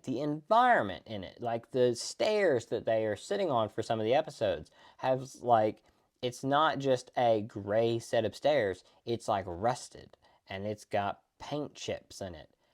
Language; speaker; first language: English; native; English